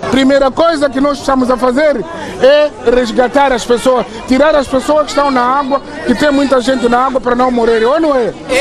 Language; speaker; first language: Portuguese; non-native, local second language; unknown